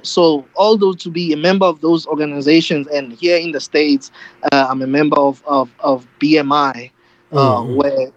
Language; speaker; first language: English; non-native, local second language; Zulu